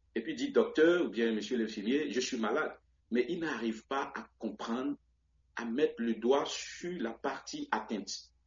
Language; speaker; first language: French; non-native, local second language; Baoulé